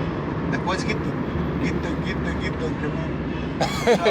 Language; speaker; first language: Arabic; native; Arabic